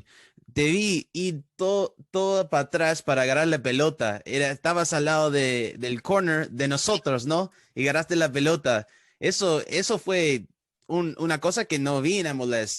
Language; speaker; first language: Spanish; early bilingual, heritage; Spanish